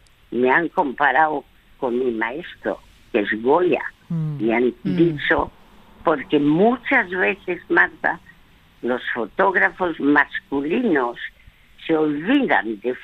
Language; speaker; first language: Spanish; early bilingual, other home language; French